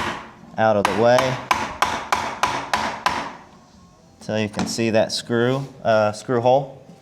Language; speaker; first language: English; native; English